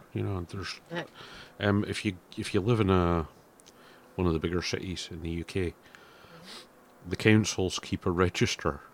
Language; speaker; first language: English; native; English